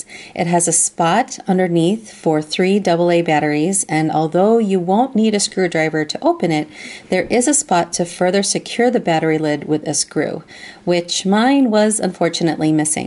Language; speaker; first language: English; native; English